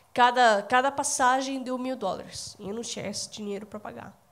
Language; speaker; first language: Portuguese; non-native, fluent; Arabic